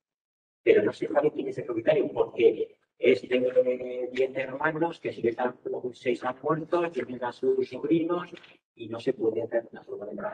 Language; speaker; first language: Spanish; native; Spanish